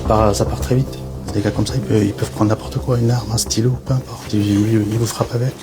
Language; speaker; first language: French; native; French